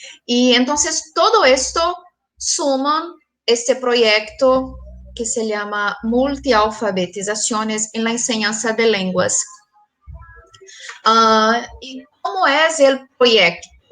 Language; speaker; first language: Spanish; non-native, fluent; Portuguese